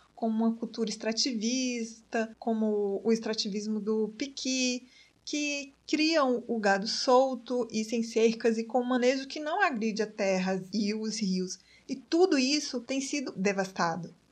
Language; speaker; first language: Portuguese; native; Portuguese